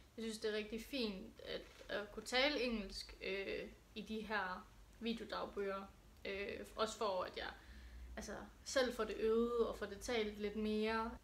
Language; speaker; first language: Danish; early bilingual, other home language; Thai